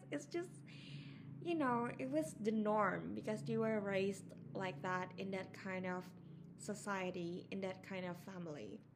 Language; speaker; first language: English; non-native, fluent; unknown